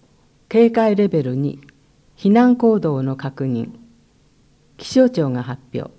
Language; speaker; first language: Japanese; native; Japanese